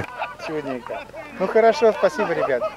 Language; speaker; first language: Russian; native; Russian